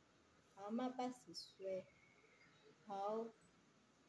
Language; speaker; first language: Chinese; non-native, learner; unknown